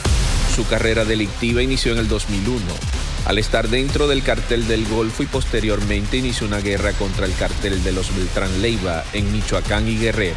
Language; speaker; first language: Spanish; native; Spanish